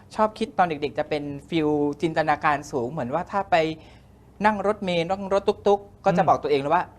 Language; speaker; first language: Thai; native; Thai